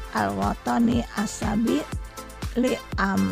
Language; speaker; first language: Arabic; non-native, fluent; Indonesian